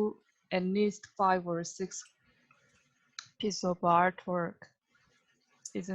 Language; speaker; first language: English; non-native, learner; Korean